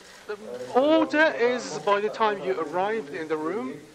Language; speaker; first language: English; non-native, fluent; Persian